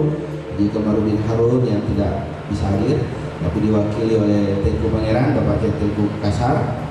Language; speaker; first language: Indonesian; native; Indonesian